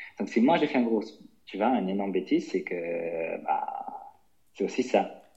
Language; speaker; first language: French; non-native, fluent; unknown